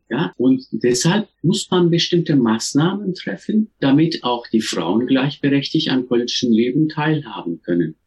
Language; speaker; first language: German; non-native, fluent; Turkish